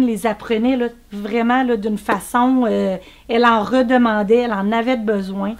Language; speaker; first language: French; native; French